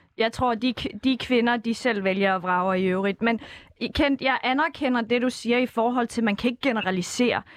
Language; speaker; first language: Danish; early bilingual, other home language; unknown